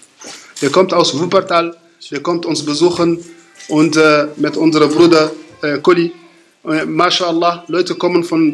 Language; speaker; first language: German; non-native, fluent; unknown